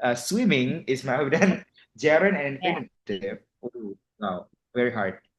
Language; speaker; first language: English; non-native, fluent; Indonesian